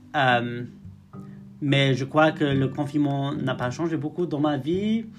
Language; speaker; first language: French; non-native, fluent; English